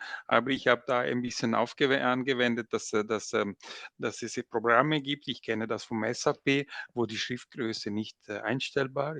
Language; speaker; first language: German; non-native, local second language; French